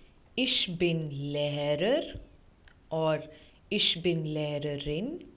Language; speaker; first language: German; non-native, fluent; Hindi